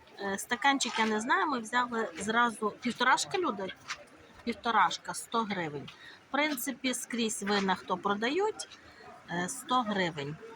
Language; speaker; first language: Ukrainian; native; Ukrainian